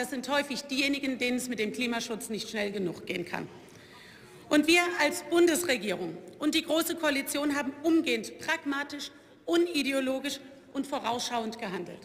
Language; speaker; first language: German; native; German